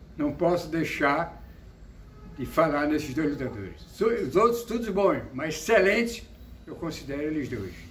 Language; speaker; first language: Portuguese; native; Portuguese